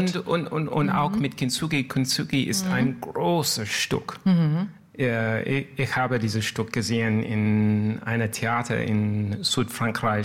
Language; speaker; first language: German; non-native, learner; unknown